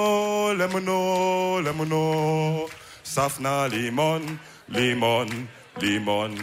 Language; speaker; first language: German; early bilingual, other home language; Wolof